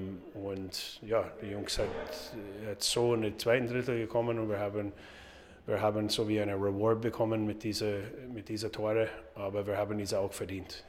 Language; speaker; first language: German; non-native, learner; English